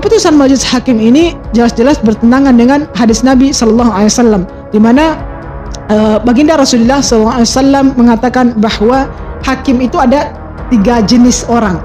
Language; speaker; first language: Indonesian; native; Indonesian